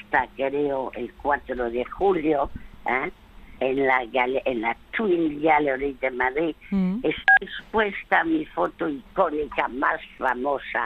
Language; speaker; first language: Spanish; early bilingual, other home language; French